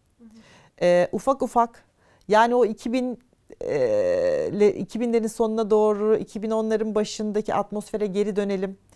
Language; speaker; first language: Turkish; native; Turkish